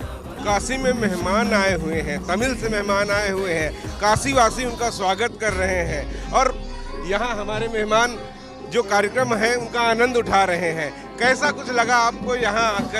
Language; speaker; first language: Hindi; native; Hindi